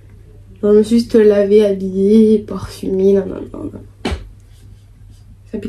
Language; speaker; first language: French; native; French